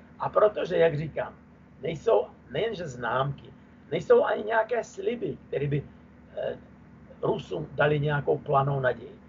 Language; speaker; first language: Czech; non-native, fluent; Russian